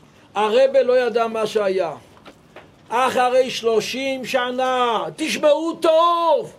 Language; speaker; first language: Hebrew; non-native, local second language; Yiddish